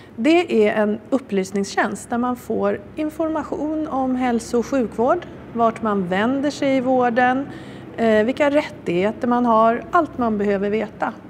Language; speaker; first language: Swedish; native; Swedish